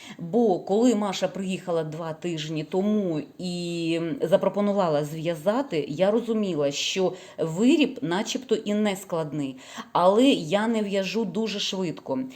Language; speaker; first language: Ukrainian; non-native, local second language; Russian